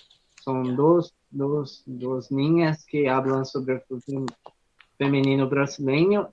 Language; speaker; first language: Spanish; non-native, learner; Portuguese